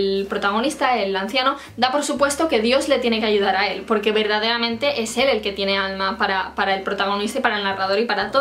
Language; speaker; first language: Spanish; native; Spanish